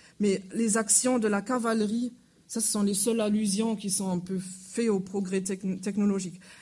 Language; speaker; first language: French; non-native, fluent; German